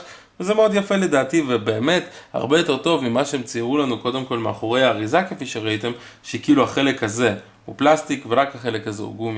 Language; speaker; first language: Hebrew; native; Hebrew